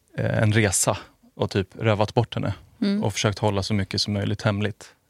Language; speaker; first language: Swedish; native; Swedish